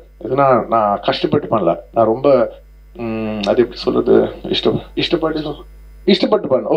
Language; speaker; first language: Tamil; non-native, local second language; Telugu